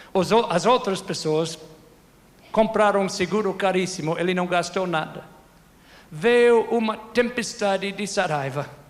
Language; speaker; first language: Portuguese; non-native, fluent; English